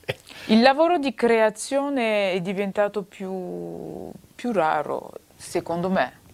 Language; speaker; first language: Italian; non-native, fluent; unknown